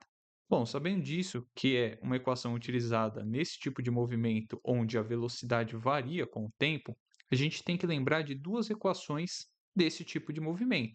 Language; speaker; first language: Portuguese; native; Portuguese